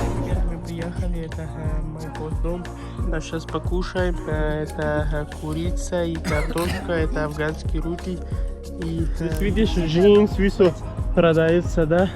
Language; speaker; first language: Russian; non-native, learner; Kyrgyz